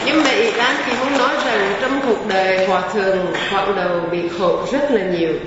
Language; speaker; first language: Vietnamese; non-native, fluent; English